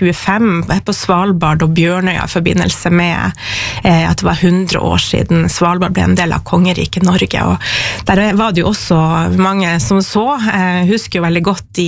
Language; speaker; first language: Norwegian; native; Norwegian